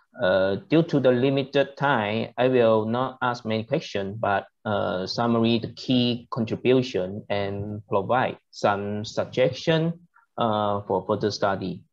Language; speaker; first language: English; non-native, learner; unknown